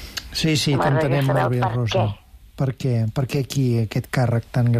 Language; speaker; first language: Catalan; native; Catalan